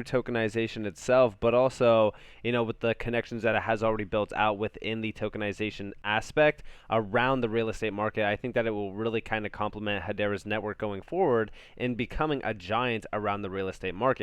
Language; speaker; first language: English; native; English